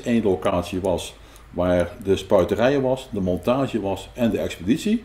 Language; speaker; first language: Dutch; native; Dutch